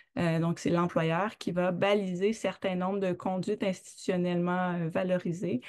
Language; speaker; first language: French; native; French